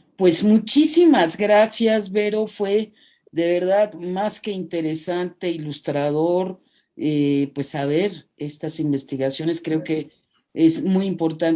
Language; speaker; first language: Spanish; native; Spanish